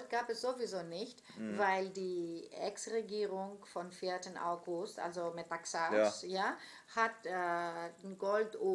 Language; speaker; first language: German; non-native, fluent; Greek